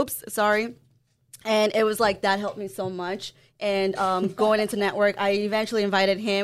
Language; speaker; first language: English; non-native, fluent; Spanish